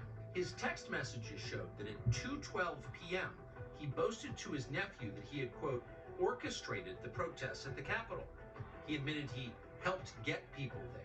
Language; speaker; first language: English; native; English